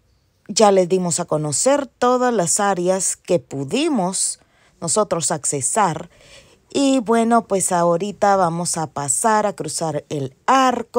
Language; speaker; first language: Spanish; native; Spanish